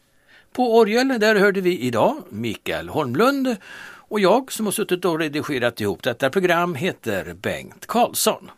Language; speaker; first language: Swedish; native; Swedish